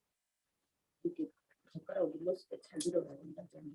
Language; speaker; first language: Korean; native; Korean